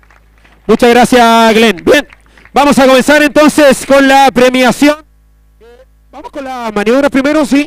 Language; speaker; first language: Spanish; native; Spanish